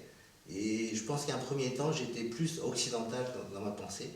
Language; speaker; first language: French; early bilingual, other home language; Korean